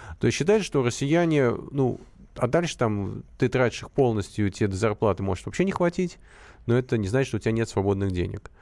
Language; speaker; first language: Russian; native; Russian